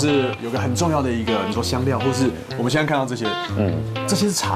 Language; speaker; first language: Chinese; native; Chinese